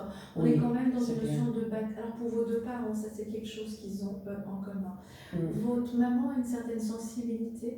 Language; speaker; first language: French; native; French